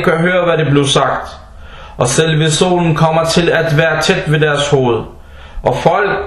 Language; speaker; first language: Danish; non-native, fluent; Arabic